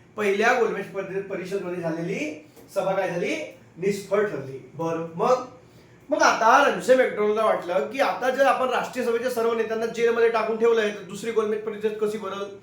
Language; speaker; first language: Marathi; non-native, local second language; Hindi